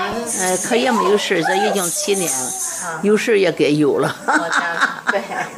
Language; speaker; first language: Chinese; native; Chinese